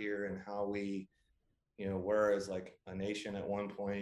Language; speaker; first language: English; native; English